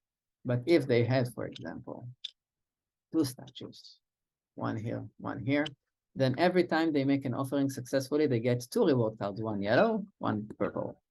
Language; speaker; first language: English; non-native, fluent; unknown